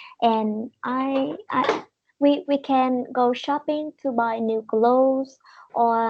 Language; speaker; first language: English; non-native, learner; Vietnamese